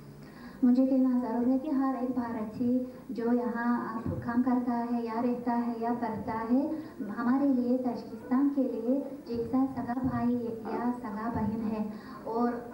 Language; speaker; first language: Hindi; non-native, fluent; Tajik